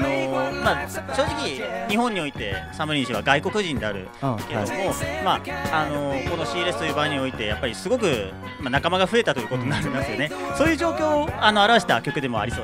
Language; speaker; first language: Japanese; native; Japanese